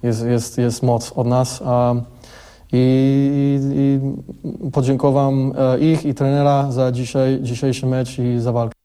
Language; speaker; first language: Polish; early bilingual, heritage; Polish